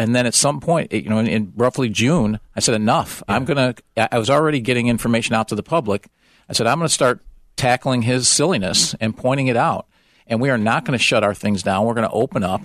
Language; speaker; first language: English; native; English